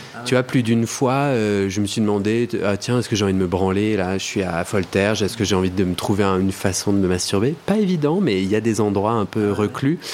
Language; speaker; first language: French; native; French